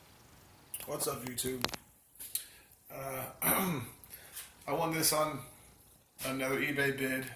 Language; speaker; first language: English; native; English